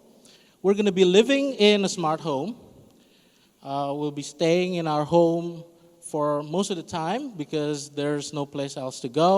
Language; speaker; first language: English; non-native, fluent; Indonesian